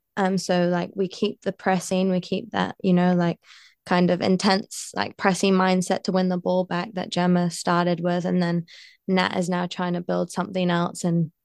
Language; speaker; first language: English; native; English